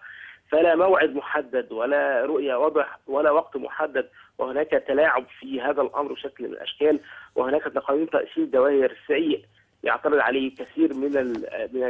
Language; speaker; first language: Arabic; native; Arabic